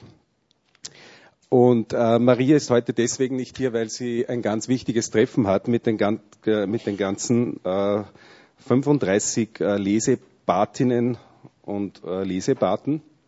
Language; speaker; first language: German; native; German